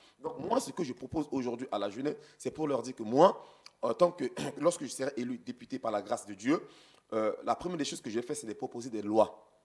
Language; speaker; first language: French; non-native, local second language; Sango